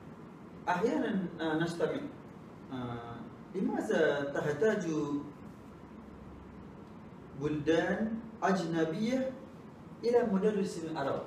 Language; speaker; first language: Arabic; non-native, learner; Malay